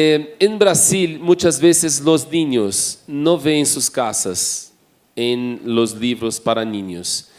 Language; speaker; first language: Spanish; non-native, fluent; Portuguese